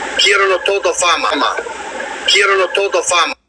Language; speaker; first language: Spanish; non-native, learner; Albanian